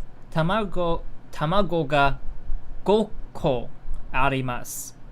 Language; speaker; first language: Japanese; non-native, learner; English